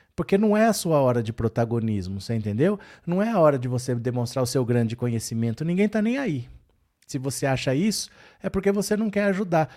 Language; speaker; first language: Portuguese; native; Portuguese